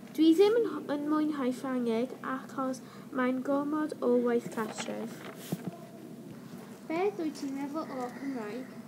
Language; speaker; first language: Welsh; non-native, learner; English